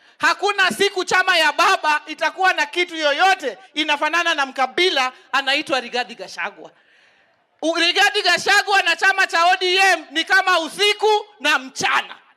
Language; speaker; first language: Swahili; non-native, local second language; Luo (Kenya and Tanzania)